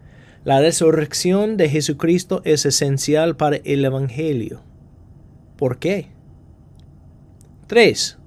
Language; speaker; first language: Spanish; non-native, fluent; English